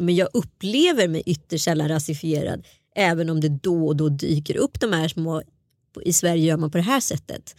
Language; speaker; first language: Swedish; early bilingual, other home language; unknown